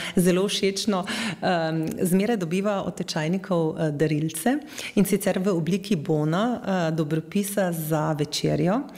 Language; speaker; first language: Slovenian; native; Slovenian